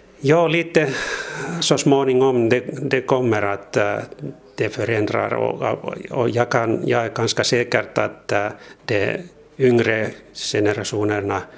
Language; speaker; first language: Swedish; non-native, learner; Finnish